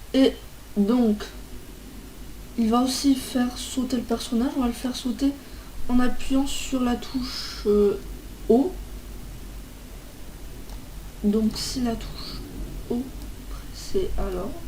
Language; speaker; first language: French; native; French